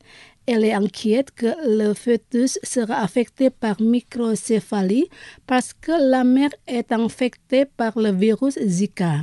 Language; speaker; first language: French; non-native, fluent; Indonesian